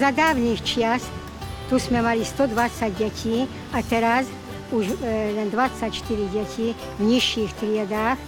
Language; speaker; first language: Slovak; native; Slovak